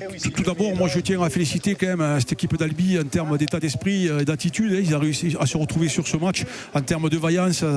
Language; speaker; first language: French; native; French